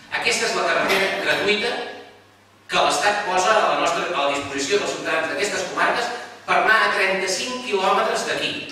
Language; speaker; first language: Catalan; native; Catalan